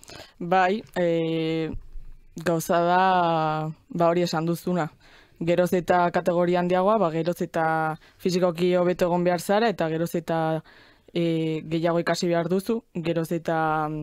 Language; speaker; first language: Basque; non-native, local second language; Spanish